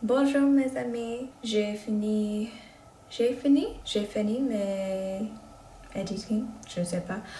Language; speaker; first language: French; non-native, learner; English